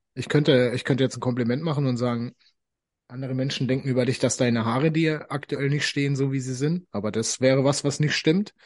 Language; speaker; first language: German; native; German